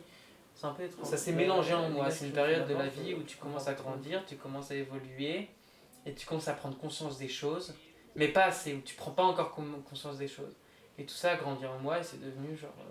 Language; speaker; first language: French; native; French